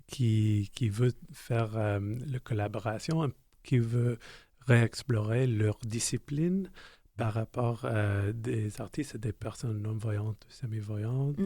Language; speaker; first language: French; non-native, local second language; English